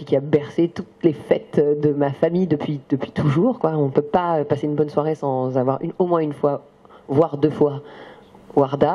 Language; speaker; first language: French; native; French